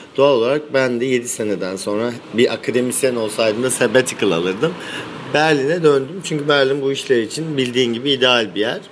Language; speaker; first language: Turkish; native; Turkish